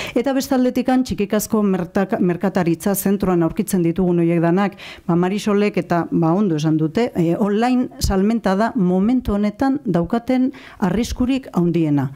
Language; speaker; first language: Basque; native; Basque